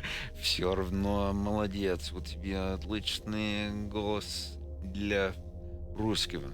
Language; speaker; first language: Russian; non-native, learner; English